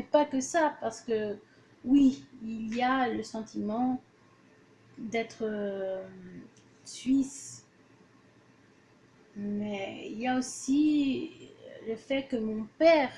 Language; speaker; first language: French; early bilingual, other home language; Portuguese